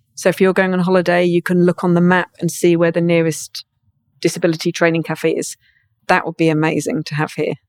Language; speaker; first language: English; native; English